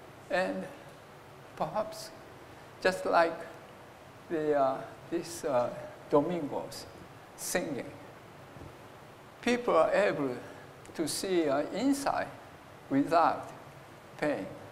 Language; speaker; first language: English; non-native, fluent; Japanese